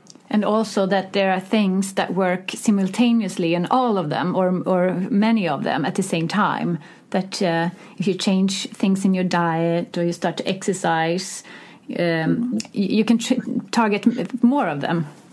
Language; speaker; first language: English; non-native, fluent; Swedish